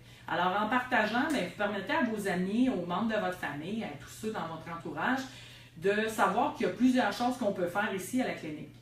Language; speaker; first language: French; native; French